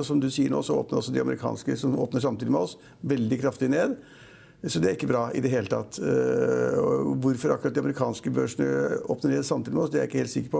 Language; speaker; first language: Norwegian; native; Norwegian